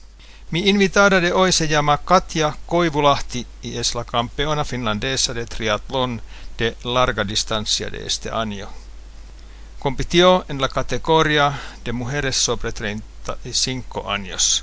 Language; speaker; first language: Spanish; non-native, fluent; Finnish